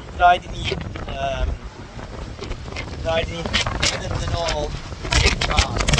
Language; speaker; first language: Welsh; non-native, learner; English